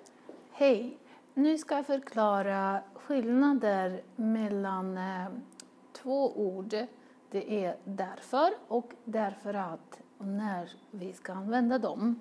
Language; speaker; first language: Swedish; non-native, fluent; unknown